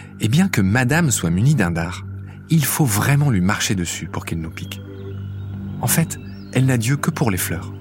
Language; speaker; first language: French; native; French